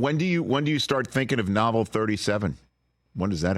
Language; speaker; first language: English; native; English